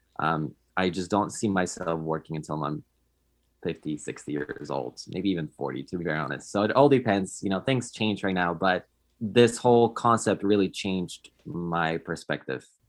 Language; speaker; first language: English; non-native, fluent; Polish